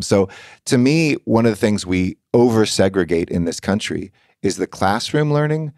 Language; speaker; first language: English; native; English